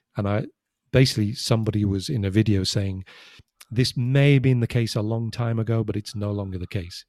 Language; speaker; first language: English; native; English